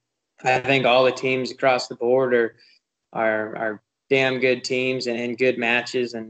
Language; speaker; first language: English; native; English